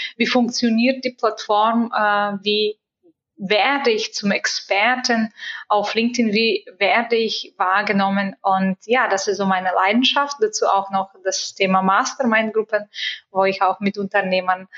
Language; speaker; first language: German; non-native, fluent; Bulgarian